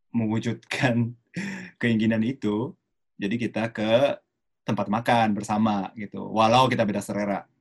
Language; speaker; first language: Indonesian; non-native, fluent; Japanese